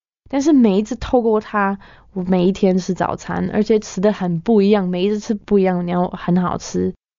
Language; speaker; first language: Chinese; non-native, fluent; English